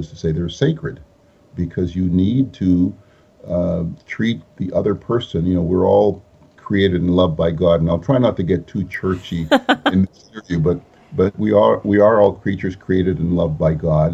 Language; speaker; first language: English; early bilingual, other home language; Spanish